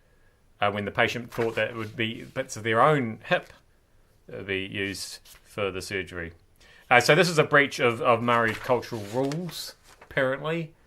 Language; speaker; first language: English; native; English